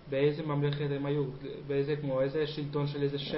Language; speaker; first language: Hebrew; non-native, learner; Spanish